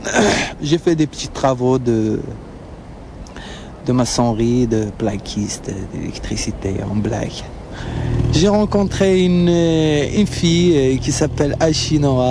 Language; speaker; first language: French; non-native, local second language; Arabic